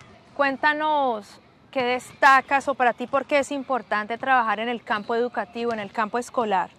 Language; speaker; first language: Spanish; native; Spanish